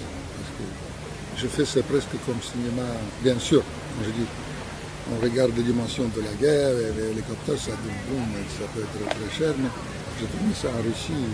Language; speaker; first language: French; non-native, fluent; Russian